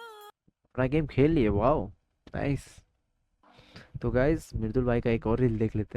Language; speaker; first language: Hindi; native; Hindi